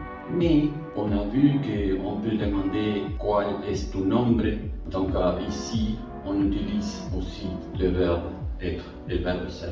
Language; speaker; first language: French; non-native, fluent; Spanish